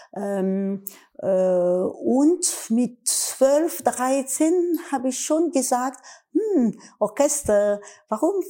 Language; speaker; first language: German; non-native, learner; French